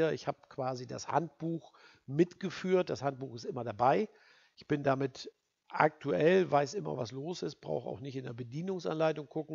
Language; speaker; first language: German; native; German